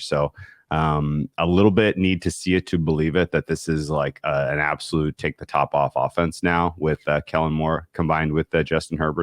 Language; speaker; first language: English; native; English